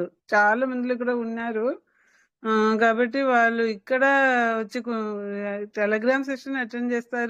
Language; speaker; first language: Telugu; non-native, local second language; Hindi